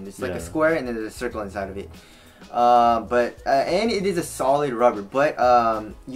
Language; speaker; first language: English; native; English